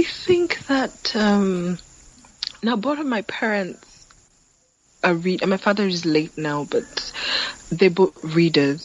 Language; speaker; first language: English; non-native, local second language; Yoruba